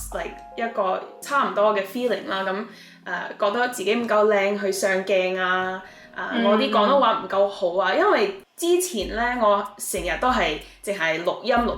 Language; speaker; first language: Cantonese; early bilingual, heritage; Cantonese